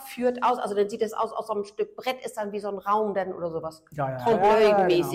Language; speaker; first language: German; native; German